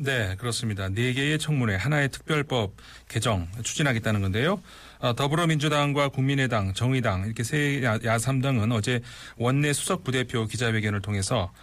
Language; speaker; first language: Korean; native; Korean